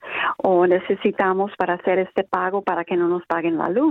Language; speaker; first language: Spanish; early bilingual, other home language; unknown